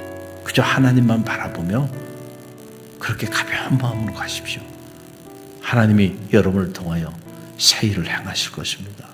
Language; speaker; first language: Korean; native; Korean